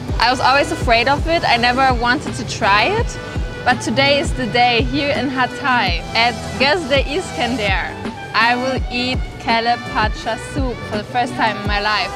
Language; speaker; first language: English; non-native, fluent; German